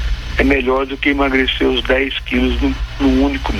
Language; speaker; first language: Portuguese; native; Portuguese